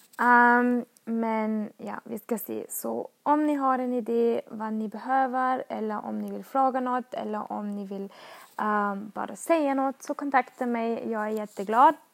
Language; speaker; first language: Swedish; non-native, fluent; German